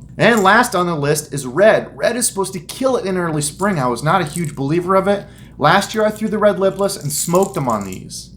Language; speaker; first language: English; native; English